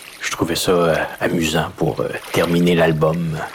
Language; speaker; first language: French; native; French